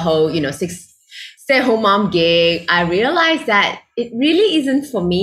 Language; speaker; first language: English; non-native, local second language; Chinese